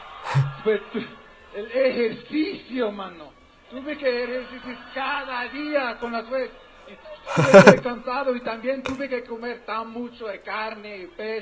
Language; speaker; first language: Spanish; non-native, learner; English